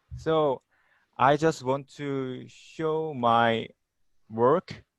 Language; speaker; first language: English; non-native, learner; Korean